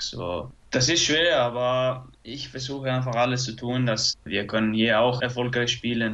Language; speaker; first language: German; non-native, fluent; Icelandic